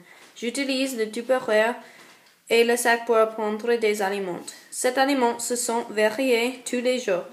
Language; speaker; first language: French; non-native, learner; English